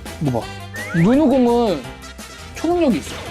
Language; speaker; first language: Korean; native; Korean